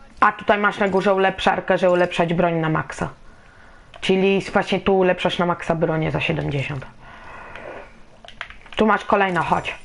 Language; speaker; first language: Polish; native; Polish